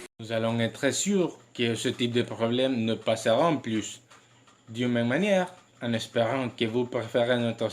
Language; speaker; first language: French; non-native, learner; Spanish